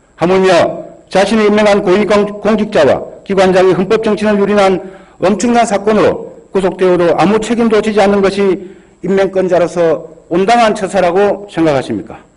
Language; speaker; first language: Korean; native; Korean